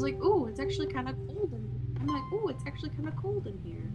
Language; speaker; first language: English; native; English